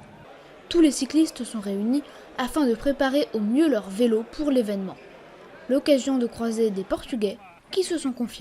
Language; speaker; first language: French; native; French